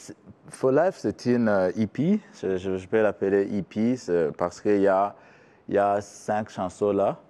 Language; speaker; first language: French; non-native, learner; Kinyarwanda